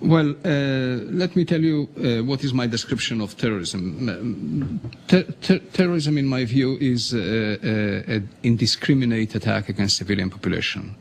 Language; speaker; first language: English; non-native, fluent; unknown